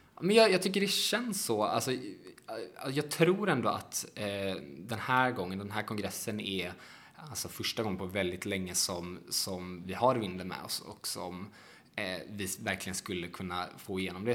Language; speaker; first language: Swedish; native; Swedish